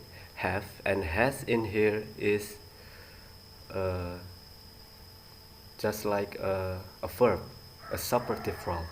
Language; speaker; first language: English; non-native, learner; Indonesian